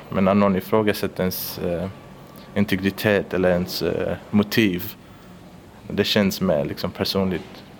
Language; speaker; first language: Swedish; early bilingual, other home language; Persian